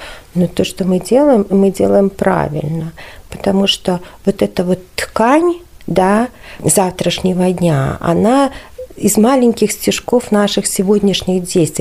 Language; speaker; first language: Russian; native; Russian